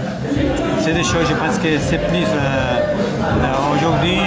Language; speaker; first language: French; non-native, learner; Catalan